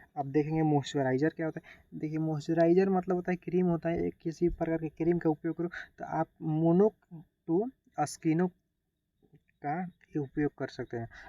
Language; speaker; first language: Hindi; native; Hindi